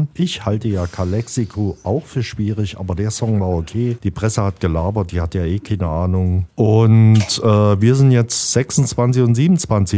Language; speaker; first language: German; native; German